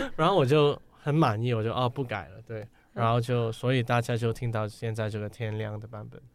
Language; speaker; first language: Chinese; non-native, local second language; Cantonese